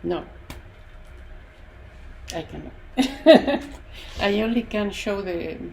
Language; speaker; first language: English; non-native, learner; Spanish